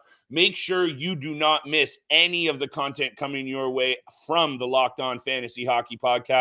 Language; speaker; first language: English; native; English